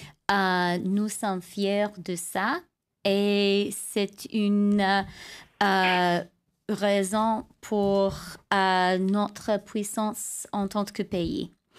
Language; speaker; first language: French; non-native, fluent; English